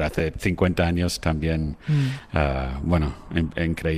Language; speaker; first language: Spanish; non-native, fluent; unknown